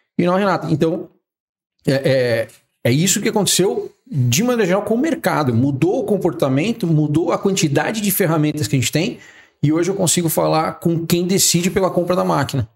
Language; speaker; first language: Portuguese; native; Portuguese